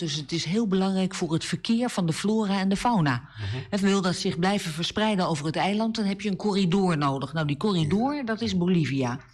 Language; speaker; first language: Dutch; native; Dutch